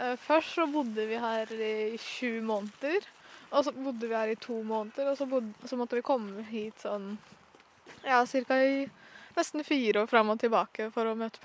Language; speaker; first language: Norwegian; early bilingual, other home language; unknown